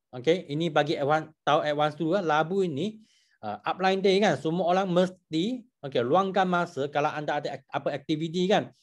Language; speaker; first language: Malay; non-native, local second language; Chinese